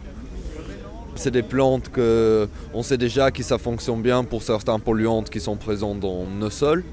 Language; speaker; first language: French; non-native, fluent; Italian